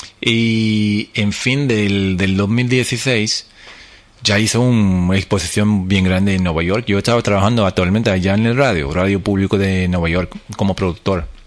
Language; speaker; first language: Spanish; non-native, fluent; English